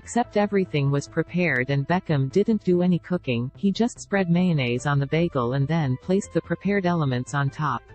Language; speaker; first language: English; native; English